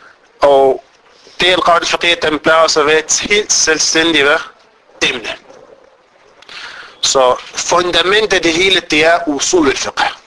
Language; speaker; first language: Danish; non-native, fluent; Arabic